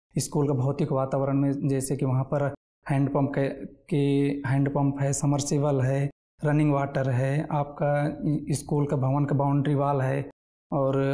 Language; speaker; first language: Hindi; native; Hindi